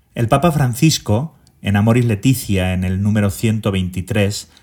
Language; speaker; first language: Spanish; native; Spanish